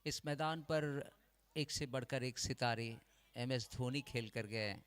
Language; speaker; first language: Hindi; non-native, local second language; Bangla